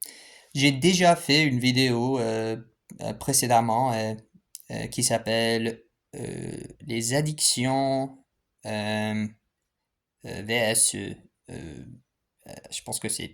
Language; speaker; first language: French; non-native, fluent; English